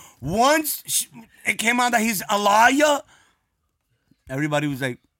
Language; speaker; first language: English; native; English